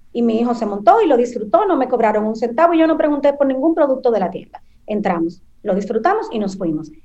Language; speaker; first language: Spanish; native; Spanish